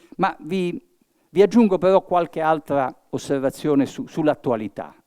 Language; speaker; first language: Italian; early bilingual, heritage; Italian